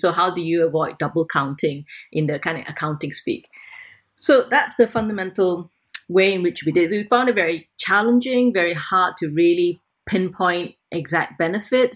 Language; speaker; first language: English; non-native, local second language; Cantonese